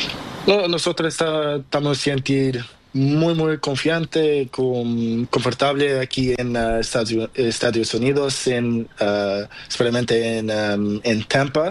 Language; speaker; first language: Spanish; non-native, learner; Portuguese